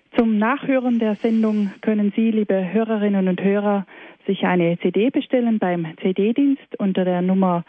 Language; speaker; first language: German; native; German